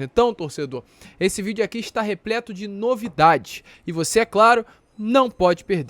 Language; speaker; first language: Portuguese; native; Portuguese